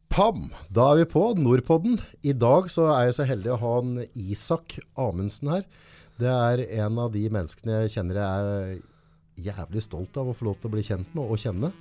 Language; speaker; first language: Norwegian; native; Norwegian